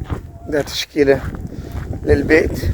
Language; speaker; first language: Arabic; native; Arabic